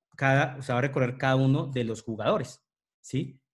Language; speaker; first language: Spanish; native; Spanish